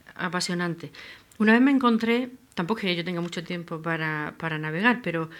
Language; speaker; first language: Spanish; native; Spanish